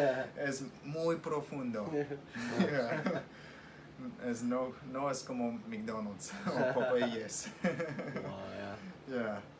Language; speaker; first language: Spanish; non-native, fluent; English